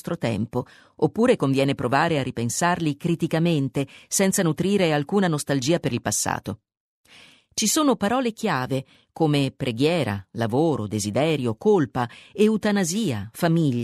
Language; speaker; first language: Italian; native; Italian